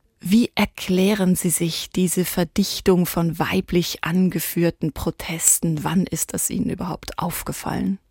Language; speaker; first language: German; native; German